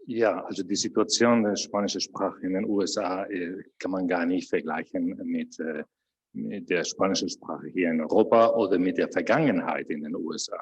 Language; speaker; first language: German; non-native, fluent; Spanish